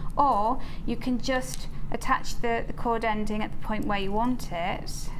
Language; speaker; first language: English; native; English